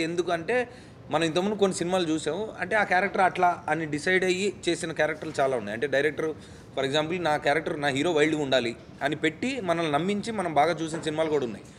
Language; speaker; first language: Telugu; native; Telugu